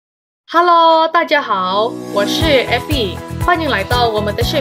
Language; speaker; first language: Chinese; non-native, learner; Indonesian